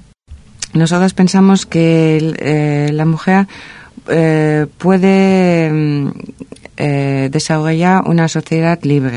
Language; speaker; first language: Spanish; non-native, fluent; German